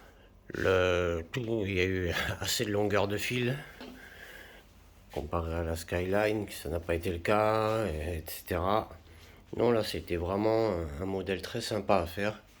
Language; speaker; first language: French; native; French